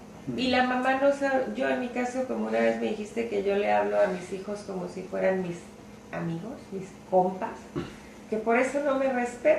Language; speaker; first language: Spanish; native; Spanish